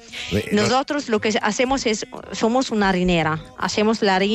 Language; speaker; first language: Spanish; non-native, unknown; Italian